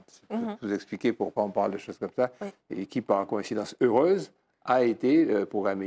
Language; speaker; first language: French; native; French